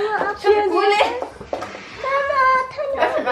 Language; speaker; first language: German; early bilingual, other home language; Filipino